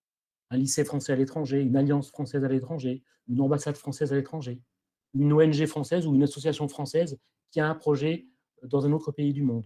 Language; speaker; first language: French; native; French